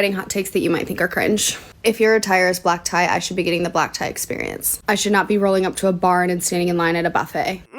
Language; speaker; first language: English; native; English